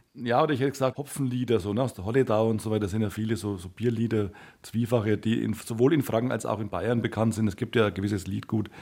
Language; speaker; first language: German; native; German